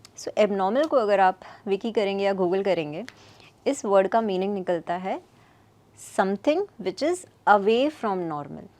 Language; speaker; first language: Hindi; native; Hindi